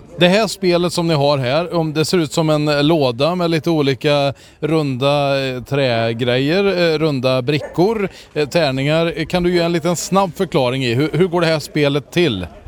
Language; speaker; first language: Swedish; native; Swedish